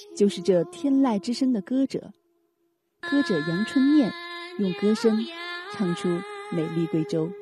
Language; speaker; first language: Chinese; native; Chinese